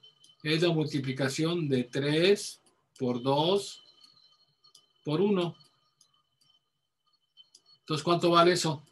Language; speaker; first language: Spanish; native; Spanish